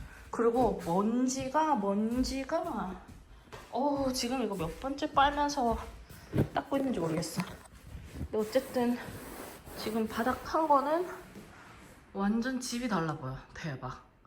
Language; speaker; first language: Korean; native; Korean